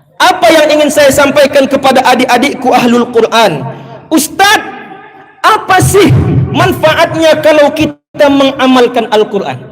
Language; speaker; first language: Malay; native; Malay